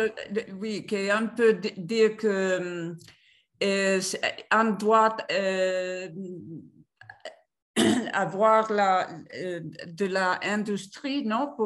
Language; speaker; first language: French; non-native, fluent; Spanish